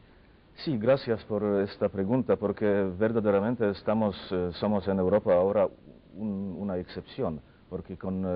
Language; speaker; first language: Spanish; non-native, fluent; Polish